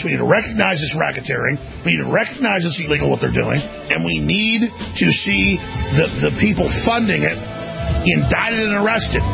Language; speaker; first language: English; native; English